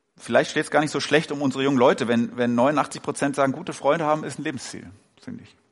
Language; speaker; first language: German; native; German